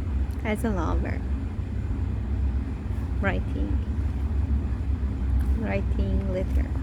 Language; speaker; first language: English; non-native, learner; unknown